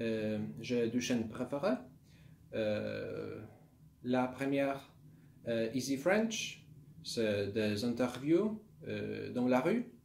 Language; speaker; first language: French; non-native, learner; Polish